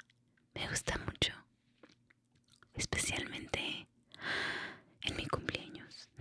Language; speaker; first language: Spanish; early bilingual, heritage; Spanish